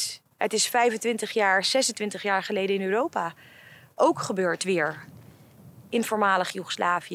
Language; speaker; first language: Dutch; early bilingual, other home language; Bosnian